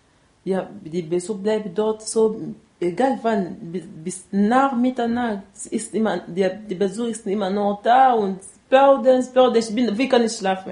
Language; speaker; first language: German; non-native, learner; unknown